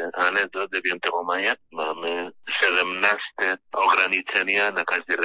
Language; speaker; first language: Polish; non-native, learner; Spanish